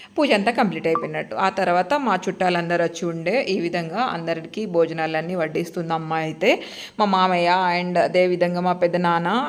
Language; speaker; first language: Telugu; non-native, local second language; Lambadi